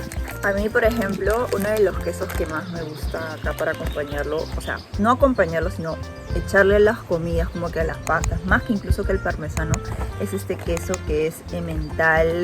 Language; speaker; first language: Spanish; native; Spanish